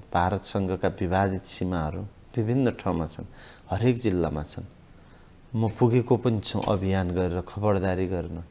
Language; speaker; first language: Nepali; native; Nepali